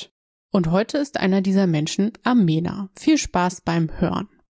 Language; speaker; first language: German; native; German